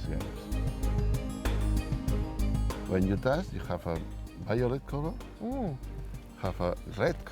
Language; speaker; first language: English; non-native, learner; Catalan